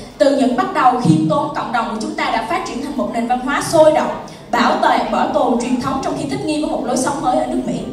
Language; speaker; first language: Vietnamese; early bilingual, heritage; Vietnamese